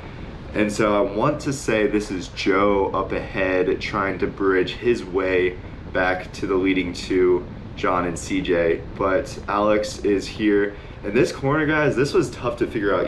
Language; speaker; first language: English; native; English